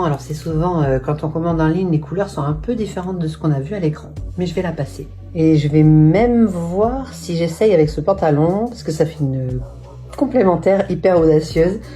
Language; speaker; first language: French; native; French